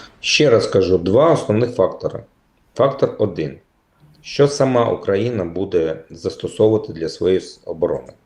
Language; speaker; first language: Ukrainian; native; Ukrainian